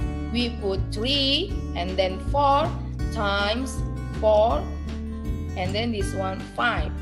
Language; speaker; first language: English; non-native, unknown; Indonesian